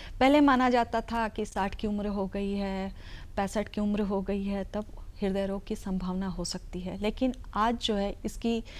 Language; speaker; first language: Hindi; native; Hindi